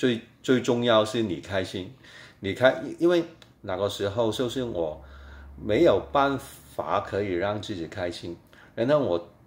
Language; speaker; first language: Chinese; non-native, fluent; Cantonese